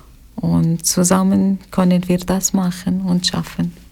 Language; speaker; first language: German; non-native, learner; Arabic